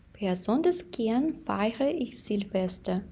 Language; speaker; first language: German; non-native, fluent; Ukrainian